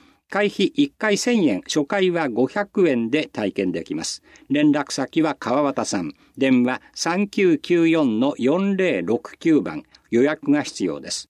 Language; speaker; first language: Japanese; native; Japanese